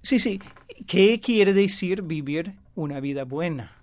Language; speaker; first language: Spanish; non-native, fluent; English